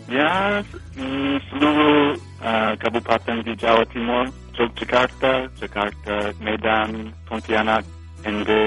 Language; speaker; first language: Indonesian; non-native, fluent; English